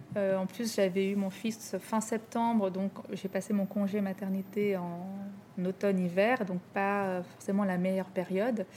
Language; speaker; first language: French; native; French